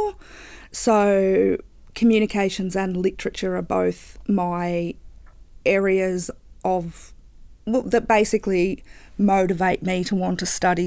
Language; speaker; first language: English; native; English